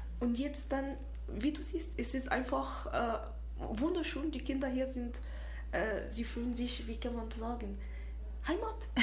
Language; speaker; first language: German; non-native, fluent; Arabic